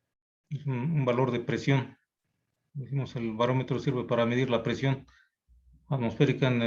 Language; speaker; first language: Spanish; native; Spanish